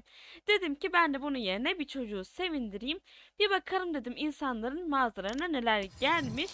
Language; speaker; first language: Turkish; native; Turkish